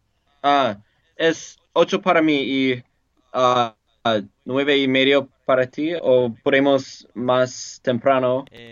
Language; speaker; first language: Spanish; non-native, learner; English